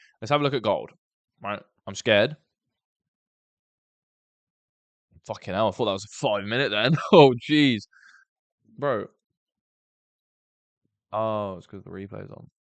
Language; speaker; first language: English; native; English